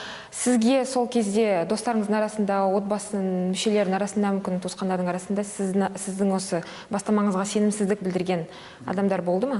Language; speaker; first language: Kazakh; native; Kazakh